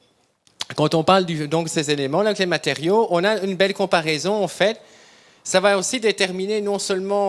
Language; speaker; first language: French; native; French